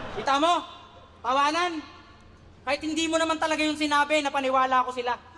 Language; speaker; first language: Filipino; native; Filipino